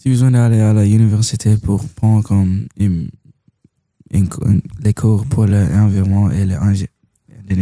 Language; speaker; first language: French; non-native, local second language; English